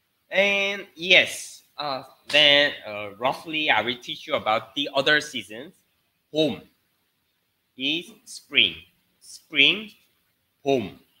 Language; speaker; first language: English; non-native, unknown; Korean